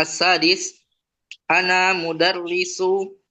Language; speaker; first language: Arabic; non-native, learner; Indonesian